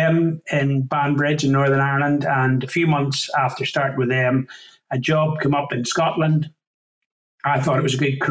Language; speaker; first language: English; native; English